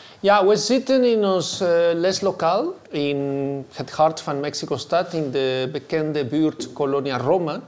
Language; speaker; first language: Dutch; non-native, fluent; Spanish